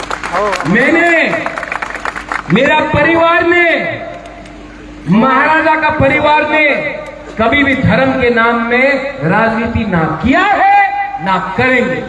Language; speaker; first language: Hindi; non-native, local second language; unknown